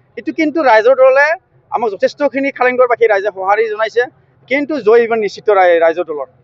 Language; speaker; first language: Assamese; non-native, local second language; Bodo